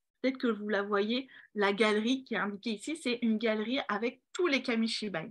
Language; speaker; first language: French; native; French